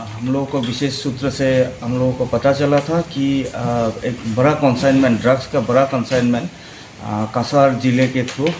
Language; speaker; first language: Hindi; non-native, local second language; Assamese